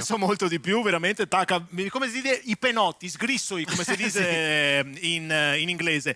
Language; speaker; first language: Italian; native; Italian